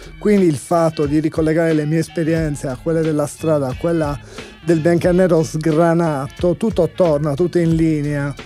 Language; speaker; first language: Italian; native; Italian